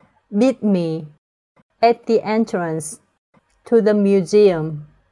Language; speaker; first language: English; non-native, fluent; Korean